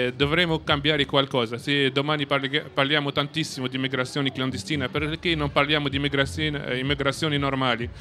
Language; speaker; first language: Italian; non-native, fluent; Arabic